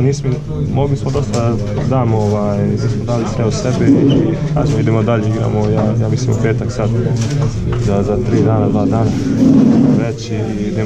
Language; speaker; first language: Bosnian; early bilingual, heritage; Croatian